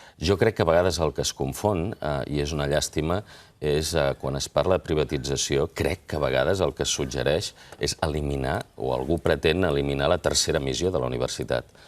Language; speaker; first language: Catalan; native; Catalan